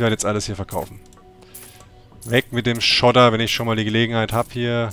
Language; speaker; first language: German; native; German